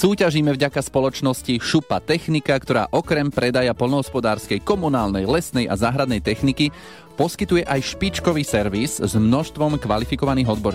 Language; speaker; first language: Slovak; native; Slovak